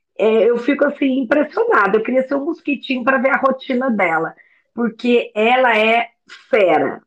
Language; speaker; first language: Portuguese; native; Portuguese